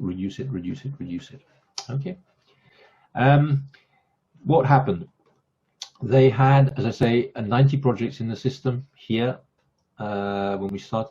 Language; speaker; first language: English; non-native, fluent; French